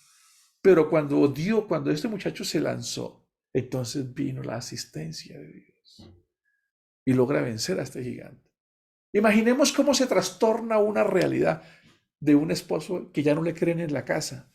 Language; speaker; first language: Spanish; native; Spanish